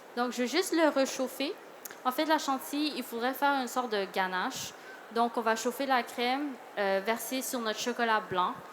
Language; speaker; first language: French; early bilingual, other home language; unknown